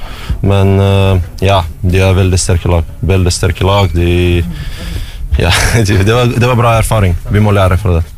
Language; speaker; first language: Norwegian; non-native, fluent; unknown